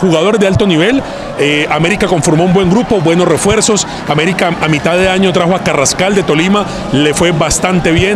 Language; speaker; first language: Spanish; native; Spanish